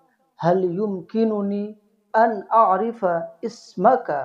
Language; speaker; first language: Arabic; non-native, fluent; Urdu